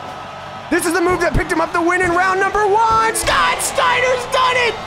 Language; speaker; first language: English; native; English